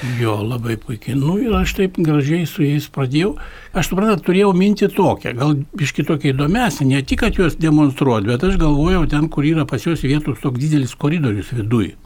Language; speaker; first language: Lithuanian; native; Lithuanian